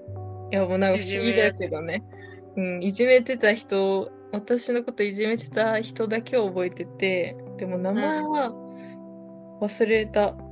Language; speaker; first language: Japanese; early bilingual, other home language; Spanish